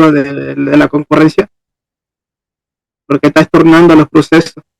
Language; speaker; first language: Spanish; native; Spanish